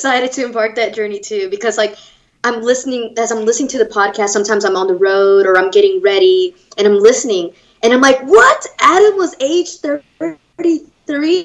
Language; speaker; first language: English; native; English